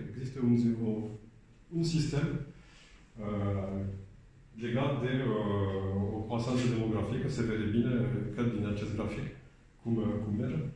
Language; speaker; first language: Romanian; non-native, learner; French